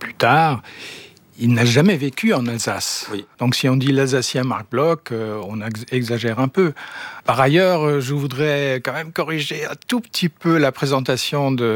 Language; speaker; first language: French; non-native, fluent; German